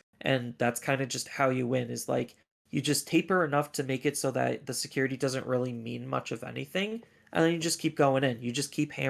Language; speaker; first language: English; native; English